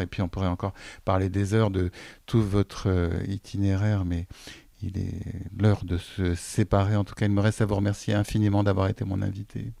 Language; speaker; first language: French; native; French